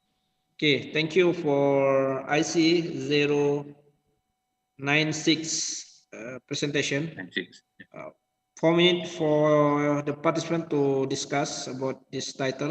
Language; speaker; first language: English; non-native, learner; Indonesian